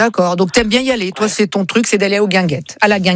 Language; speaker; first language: French; native; French